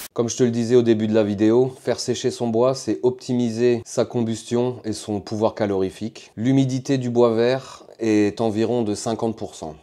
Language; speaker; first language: French; native; French